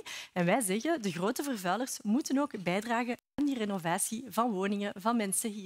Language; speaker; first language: Dutch; native; Dutch